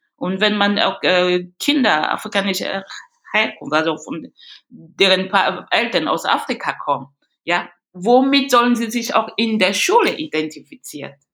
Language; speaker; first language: German; non-native, fluent; French